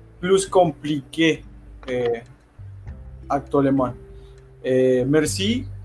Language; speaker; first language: French; non-native, learner; Spanish